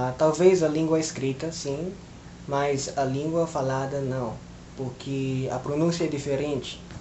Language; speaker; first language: Portuguese; non-native, fluent; Filipino